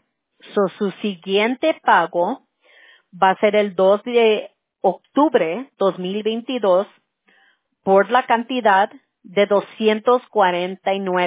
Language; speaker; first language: Spanish; early bilingual, heritage; English